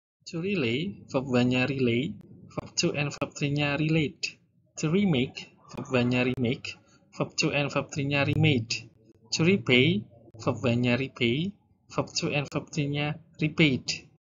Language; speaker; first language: English; non-native, fluent; Indonesian